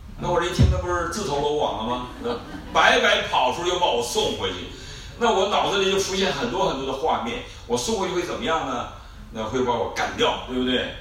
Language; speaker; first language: Chinese; native; Chinese